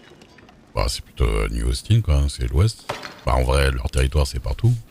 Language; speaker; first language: French; native; French